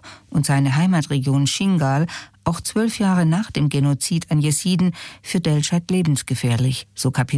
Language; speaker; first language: German; native; German